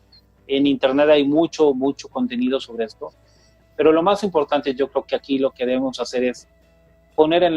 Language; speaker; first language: Spanish; native; Spanish